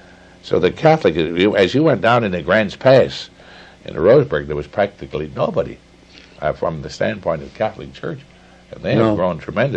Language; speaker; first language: English; native; English